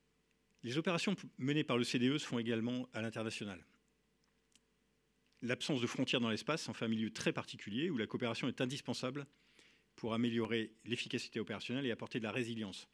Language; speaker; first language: French; native; French